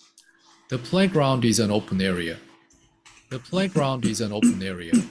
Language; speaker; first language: English; non-native, fluent; Korean